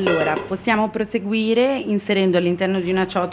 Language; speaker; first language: Italian; native; Italian